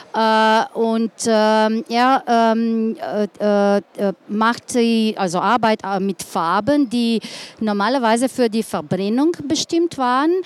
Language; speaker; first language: German; non-native, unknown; Slovenian